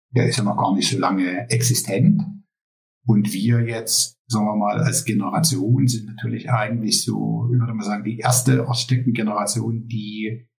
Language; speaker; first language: German; native; German